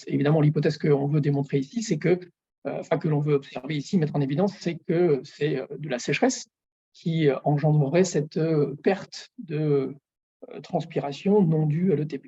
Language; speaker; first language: French; native; French